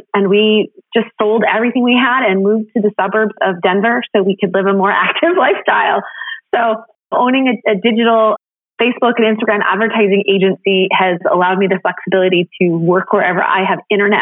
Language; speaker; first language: English; native; English